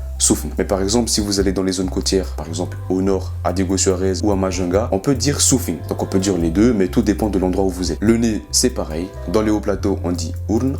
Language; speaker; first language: French; non-native, local second language; Malagasy